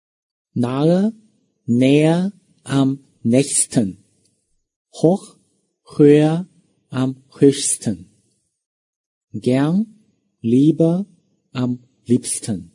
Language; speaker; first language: German; non-native, fluent; Chinese